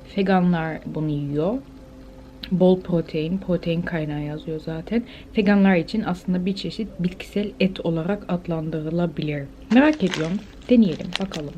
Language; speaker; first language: Turkish; early bilingual, heritage; Turkish